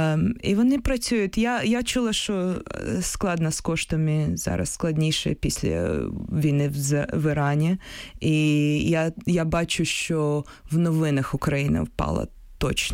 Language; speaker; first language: Ukrainian; non-native, local second language; Russian